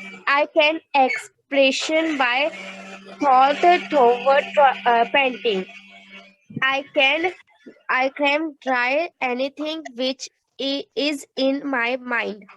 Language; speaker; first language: English; non-native, learner; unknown